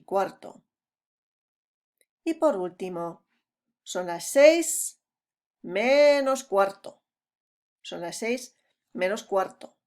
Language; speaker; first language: Spanish; non-native, fluent; English